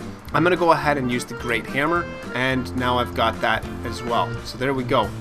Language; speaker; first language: English; native; English